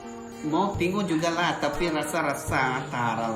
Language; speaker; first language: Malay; non-native, local second language; Tamil